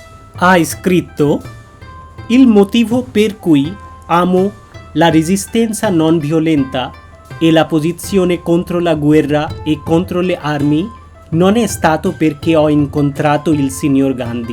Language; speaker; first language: Italian; non-native, fluent; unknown